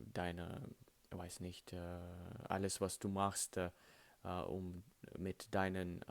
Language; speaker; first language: German; non-native, learner; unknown